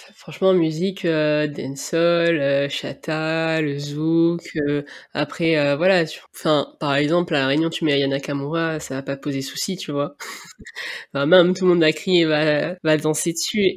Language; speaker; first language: French; native; French